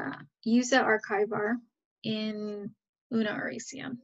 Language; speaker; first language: Spanish; non-native, learner; English